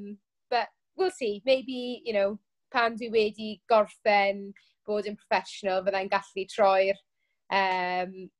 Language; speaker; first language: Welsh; non-native, local second language; English